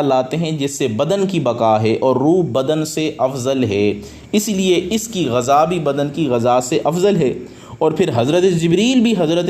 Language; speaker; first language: Urdu; native; Urdu